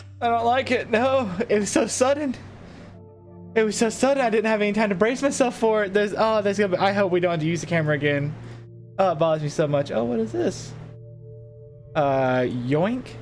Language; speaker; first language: English; native; English